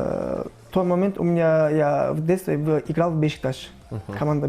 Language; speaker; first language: Russian; non-native, learner; Turkish